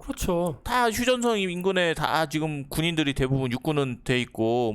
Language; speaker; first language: Korean; native; Korean